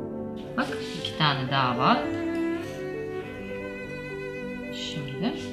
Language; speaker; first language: Turkish; non-native, learner; Russian